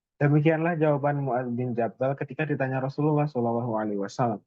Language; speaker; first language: Indonesian; native; Indonesian